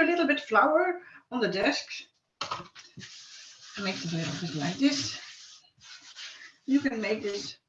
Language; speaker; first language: English; non-native, learner; Dutch